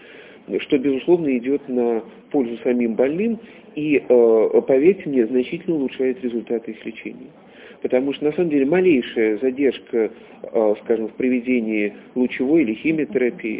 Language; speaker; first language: Russian; native; Russian